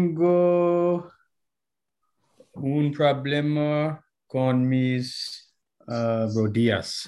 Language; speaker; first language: Spanish; non-native, learner; English